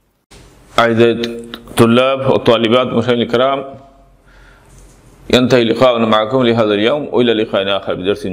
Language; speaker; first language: Arabic; non-native, fluent; Bangla